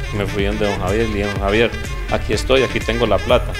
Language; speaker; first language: Spanish; native; Spanish